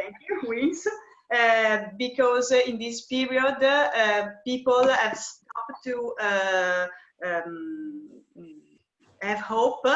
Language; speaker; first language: English; non-native, fluent; Italian